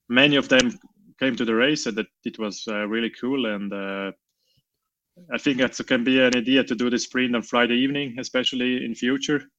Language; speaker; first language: English; non-native, learner; Romansh